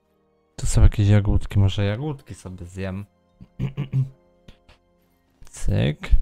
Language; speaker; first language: Polish; native; Polish